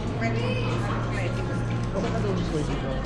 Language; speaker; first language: Filipino; native; Filipino